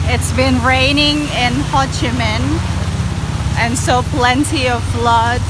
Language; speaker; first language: English; non-native, fluent; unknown